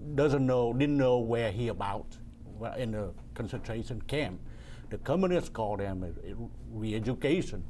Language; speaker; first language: English; non-native, learner; Vietnamese